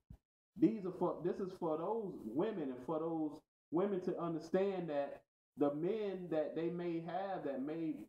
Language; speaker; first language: English; native; English